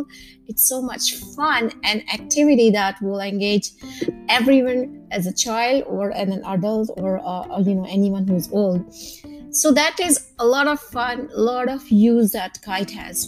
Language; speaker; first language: English; non-native, local second language; Gujarati